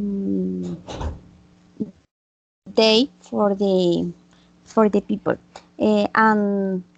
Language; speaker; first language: English; non-native, learner; Spanish